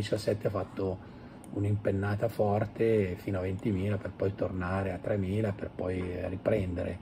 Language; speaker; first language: Italian; native; Italian